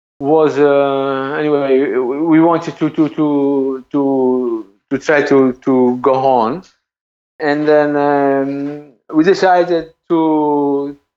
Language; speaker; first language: English; non-native, learner; Italian